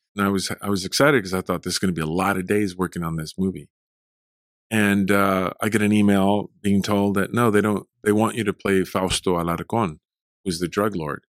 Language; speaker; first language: English; early bilingual, other home language; Spanish